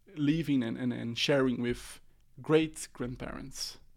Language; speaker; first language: English; non-native, fluent; Portuguese